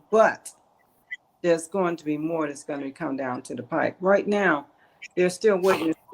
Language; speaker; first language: English; native; English